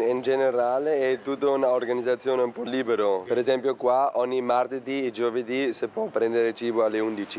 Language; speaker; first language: Italian; non-native, fluent; German